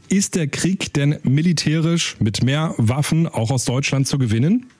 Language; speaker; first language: German; native; German